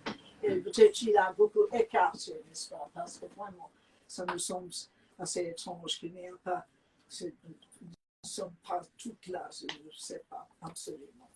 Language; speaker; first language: French; non-native, fluent; English